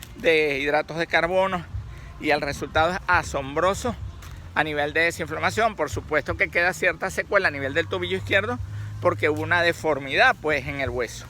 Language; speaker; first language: Spanish; native; Spanish